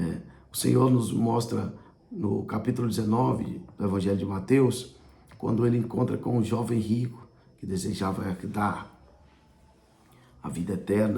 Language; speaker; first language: Portuguese; native; Portuguese